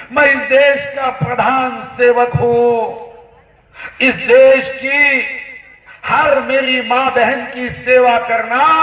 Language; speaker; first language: Hindi; non-native, local second language; Marathi